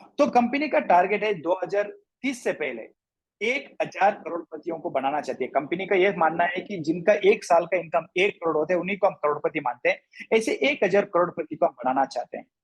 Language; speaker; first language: Hindi; non-native, local second language; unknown